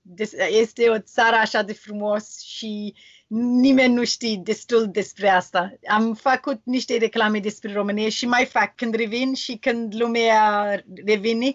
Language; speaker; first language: Romanian; non-native, learner; English